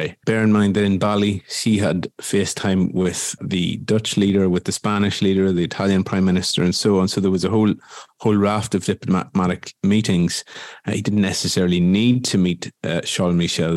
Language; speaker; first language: English; native; English